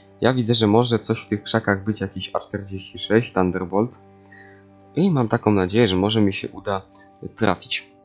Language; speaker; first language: Polish; native; Polish